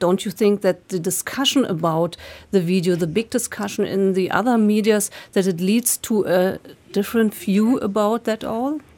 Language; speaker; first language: English; non-native, fluent; German